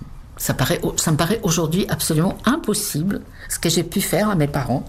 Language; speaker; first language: French; non-native, fluent; Czech